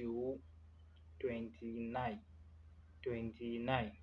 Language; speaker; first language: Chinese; non-native, learner; Hausa